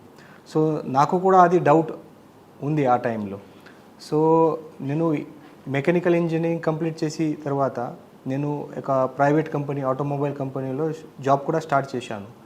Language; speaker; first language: Telugu; non-native, fluent; Marathi